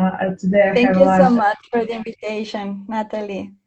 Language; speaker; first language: English; non-native, fluent; Spanish